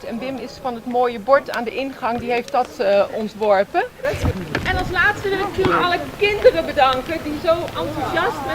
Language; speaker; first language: Dutch; native; Dutch